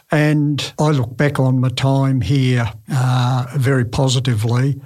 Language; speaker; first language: English; native; English